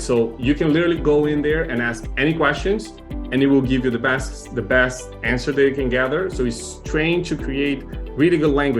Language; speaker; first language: English; non-native, fluent; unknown